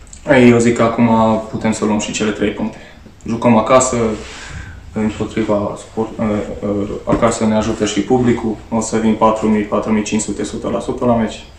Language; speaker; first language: Romanian; non-native, local second language; Hungarian